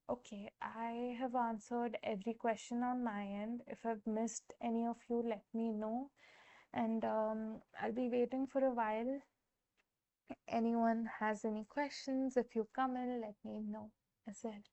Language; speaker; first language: English; non-native, local second language; Hindi